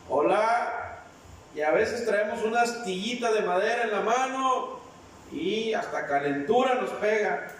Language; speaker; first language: Spanish; native; Spanish